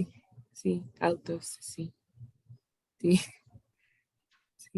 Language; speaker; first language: Spanish; non-native, learner; English